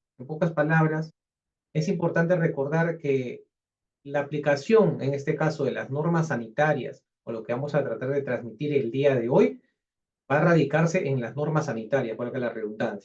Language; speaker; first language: Spanish; native; Spanish